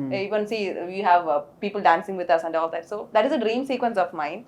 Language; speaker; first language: English; non-native, local second language; Malayalam